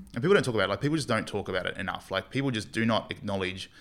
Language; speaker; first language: English; native; English